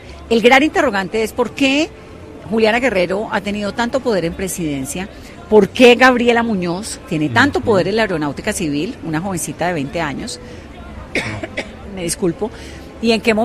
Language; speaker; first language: Spanish; native; Spanish